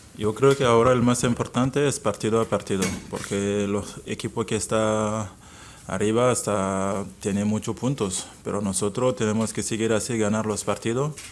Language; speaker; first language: Spanish; non-native, fluent; Bambara